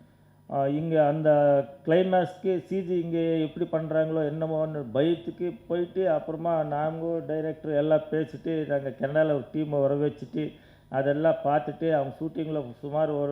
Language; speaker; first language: Tamil; non-native, learner; Kannada